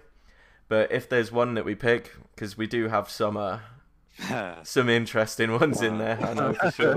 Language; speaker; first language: English; native; English